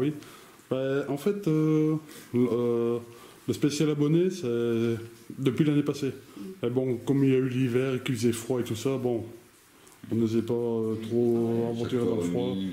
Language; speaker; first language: French; native; French